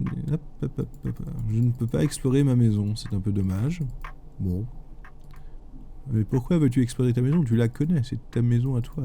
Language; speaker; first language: French; native; French